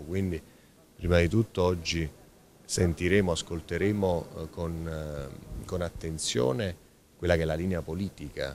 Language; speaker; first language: Italian; native; Italian